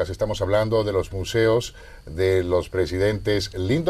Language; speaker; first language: Spanish; native; Spanish